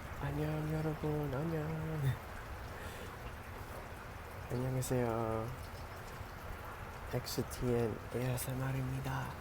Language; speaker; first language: Korean; non-native, learner; English